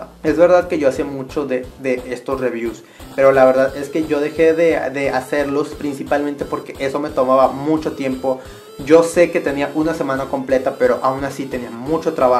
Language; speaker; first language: Spanish; native; Spanish